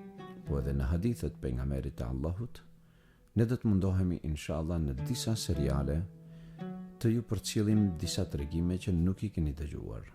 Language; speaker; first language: Albanian; native; Albanian